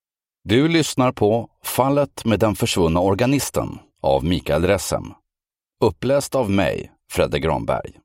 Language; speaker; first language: Swedish; native; Swedish